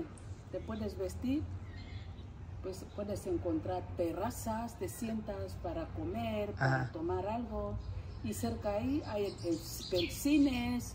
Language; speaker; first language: Spanish; non-native, fluent; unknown